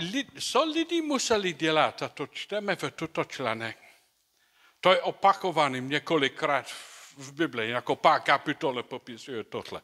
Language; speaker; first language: Czech; non-native, learner; English